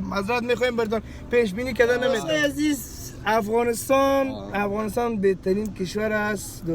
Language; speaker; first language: Persian; native; Persian